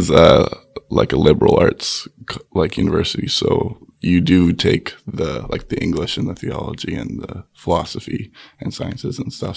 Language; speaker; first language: English; native; English